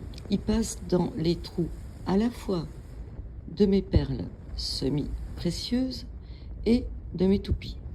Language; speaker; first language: French; native; French